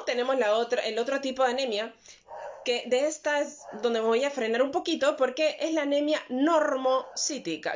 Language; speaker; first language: Spanish; native; Spanish